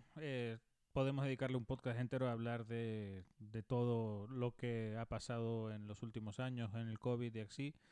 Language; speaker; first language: Spanish; native; Spanish